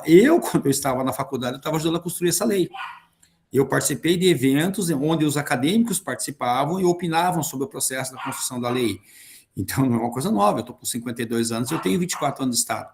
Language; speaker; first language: Portuguese; native; Portuguese